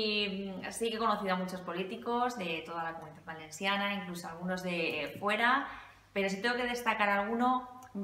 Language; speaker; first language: Spanish; native; Spanish